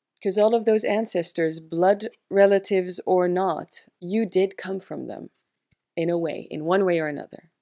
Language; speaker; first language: English; non-native, fluent; French